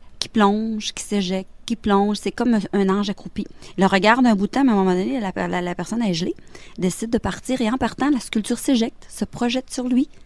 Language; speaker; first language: French; native; French